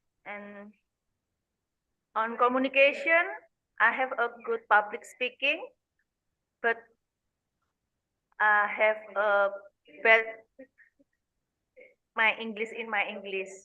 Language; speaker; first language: English; non-native, learner; Indonesian